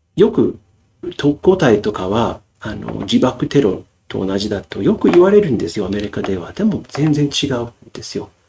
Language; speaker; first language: Japanese; non-native, fluent; English